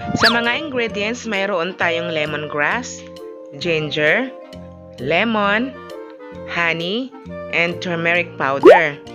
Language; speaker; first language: Filipino; non-native, local second language; Cebuano